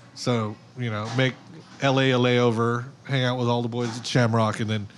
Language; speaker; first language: English; native; English